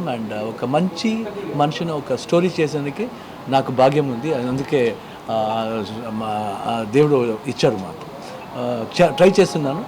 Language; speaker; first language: Telugu; non-native, learner; Kannada